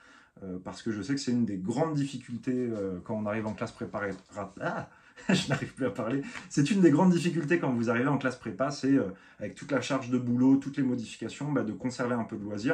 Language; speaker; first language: French; native; French